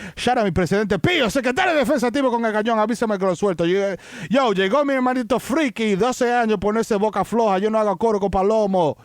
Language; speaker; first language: Spanish; early bilingual, heritage; Spanish